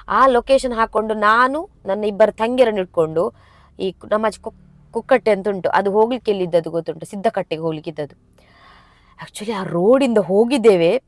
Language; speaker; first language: Kannada; non-native, local second language; Tulu